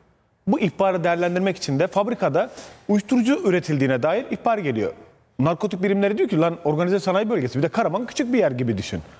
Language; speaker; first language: Turkish; native; Turkish